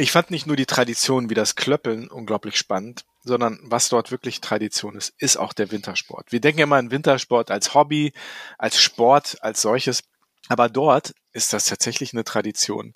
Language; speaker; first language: German; native; German